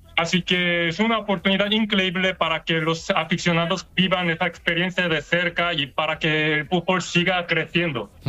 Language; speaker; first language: Spanish; non-native, learner; Korean